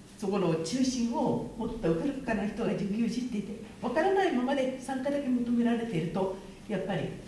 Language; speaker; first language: Japanese; native; Japanese